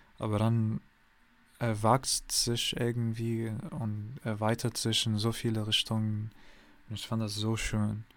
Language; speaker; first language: German; non-native, learner; English